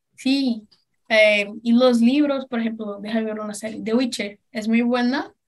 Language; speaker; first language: Spanish; non-native, learner; Portuguese